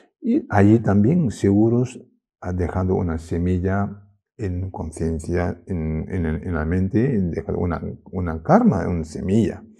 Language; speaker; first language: Spanish; non-native, learner; Tibetan